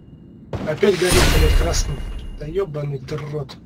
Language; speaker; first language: Russian; native; Russian